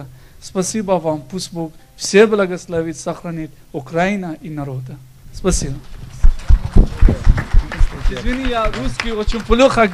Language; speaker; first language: Russian; non-native, learner; Persian